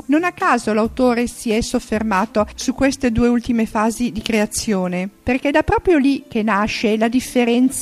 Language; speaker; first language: Italian; native; Italian